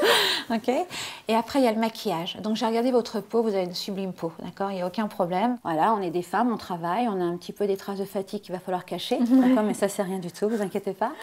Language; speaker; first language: French; native; French